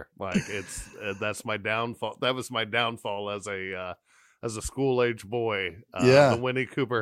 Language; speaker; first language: English; native; English